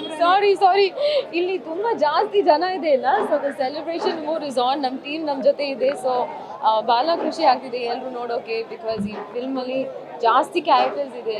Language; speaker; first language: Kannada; non-native, learner; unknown